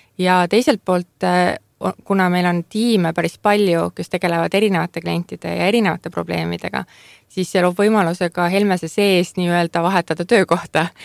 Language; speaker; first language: Estonian; native; Estonian